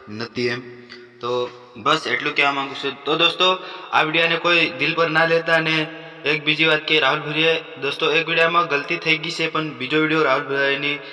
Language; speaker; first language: Gujarati; non-native, local second language; Bhili